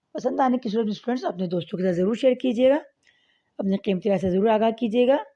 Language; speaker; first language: Urdu; non-native, local second language; Pashto